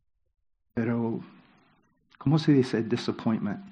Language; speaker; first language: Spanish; non-native, fluent; English